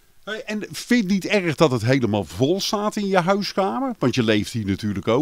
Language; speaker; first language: Dutch; native; Dutch